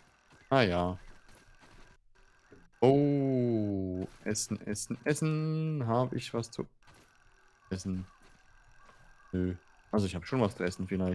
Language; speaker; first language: German; native; German